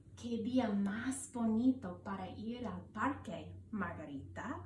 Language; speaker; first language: Spanish; non-native, fluent; English